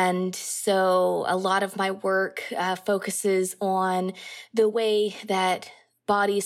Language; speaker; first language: English; native; English